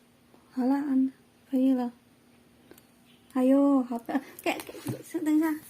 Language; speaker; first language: Chinese; non-native, fluent; Indonesian